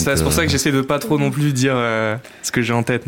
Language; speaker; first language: French; native; French